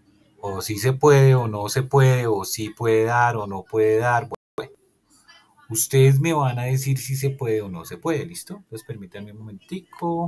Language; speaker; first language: Spanish; native; Spanish